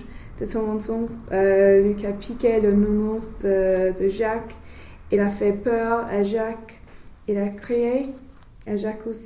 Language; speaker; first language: French; non-native, learner; English